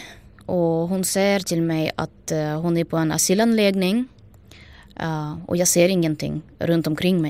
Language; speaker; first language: Swedish; non-native, fluent; Ukrainian